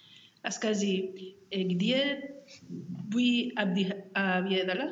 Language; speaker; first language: Russian; non-native, learner; Spanish